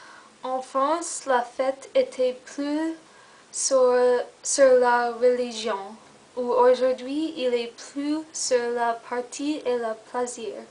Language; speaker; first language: French; non-native, learner; English